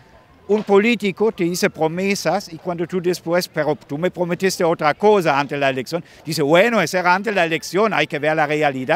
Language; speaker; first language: Spanish; non-native, fluent; German